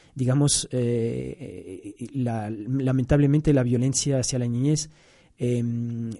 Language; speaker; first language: Spanish; non-native, fluent; French